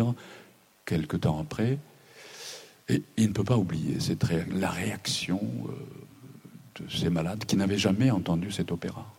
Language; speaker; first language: French; non-native, fluent; Japanese